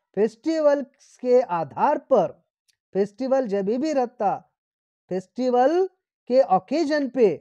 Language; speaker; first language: Hindi; non-native, local second language; Marathi